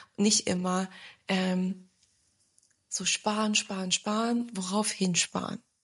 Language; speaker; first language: German; early bilingual, other home language; Turkish